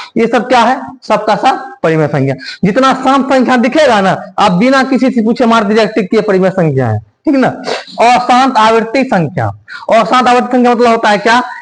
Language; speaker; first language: Hindi; native; Hindi